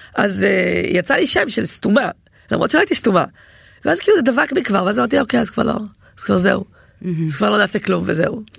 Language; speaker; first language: Hebrew; native; Hebrew